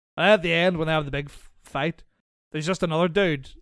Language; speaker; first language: English; native; English